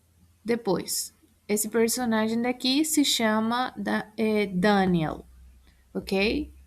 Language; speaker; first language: Portuguese; non-native, fluent; Spanish